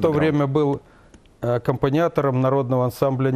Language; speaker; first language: Russian; native; Russian